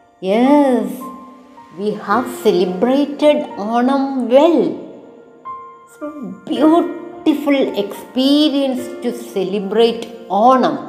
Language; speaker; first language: English; non-native, local second language; Malayalam